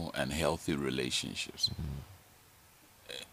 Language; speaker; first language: English; non-native, local second language; Ga